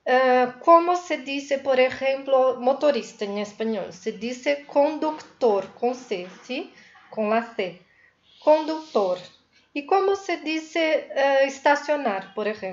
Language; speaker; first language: Spanish; non-native, fluent; Portuguese